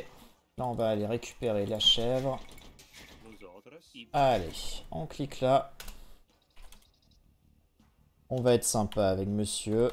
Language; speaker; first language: French; native; French